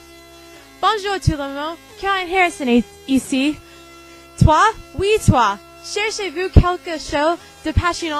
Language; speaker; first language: French; non-native, learner; English